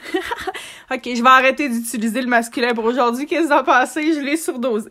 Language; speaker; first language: French; native; French